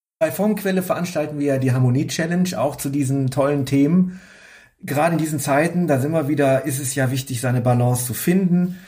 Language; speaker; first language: German; native; German